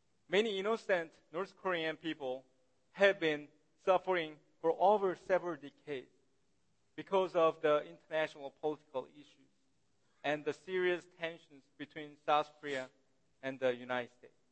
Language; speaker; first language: English; non-native, learner; Korean